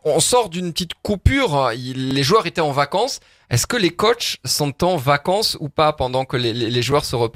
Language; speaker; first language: French; native; French